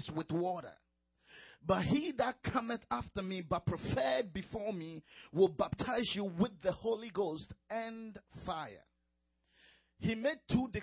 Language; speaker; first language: English; non-native, local second language; Akan